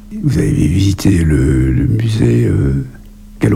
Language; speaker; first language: French; native; French